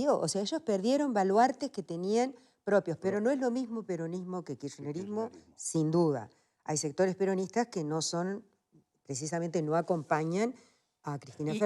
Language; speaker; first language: Spanish; native; Spanish